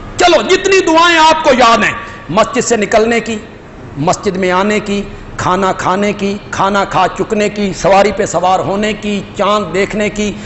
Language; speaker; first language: Urdu; non-native, local second language; Punjabi